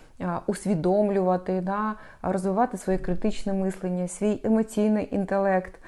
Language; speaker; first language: Ukrainian; non-native, local second language; Russian